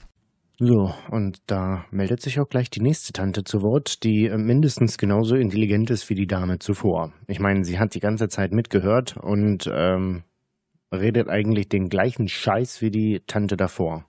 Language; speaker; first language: German; native; German